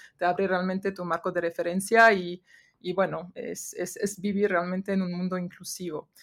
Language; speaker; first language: Spanish; non-native, fluent; French